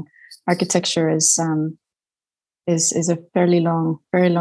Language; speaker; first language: English; non-native, fluent; Spanish